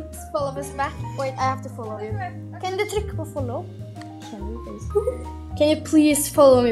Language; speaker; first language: English; non-native, learner; Norwegian